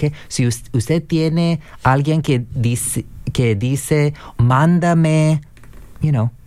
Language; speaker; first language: Spanish; non-native, learner; English